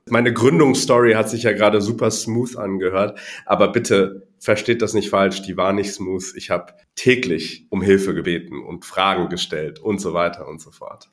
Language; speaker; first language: German; non-native, fluent; Cantonese